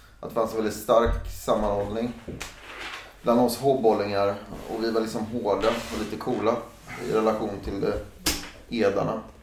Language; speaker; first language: Swedish; native; Swedish